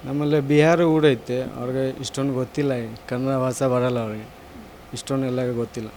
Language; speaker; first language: Kannada; non-native, learner; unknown